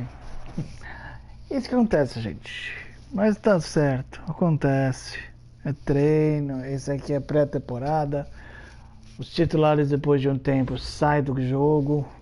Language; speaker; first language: Portuguese; early bilingual, heritage; Portuguese